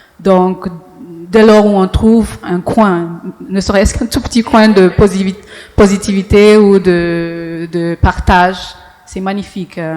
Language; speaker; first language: French; early bilingual, heritage; English